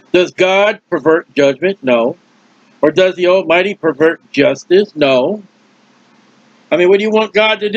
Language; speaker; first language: English; native; English